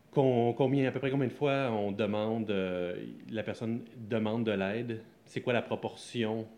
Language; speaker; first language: French; native; French